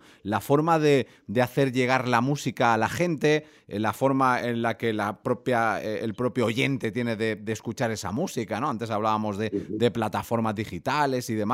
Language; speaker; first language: Spanish; native; Spanish